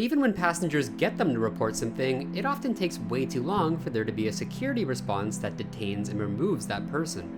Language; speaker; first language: English; native; English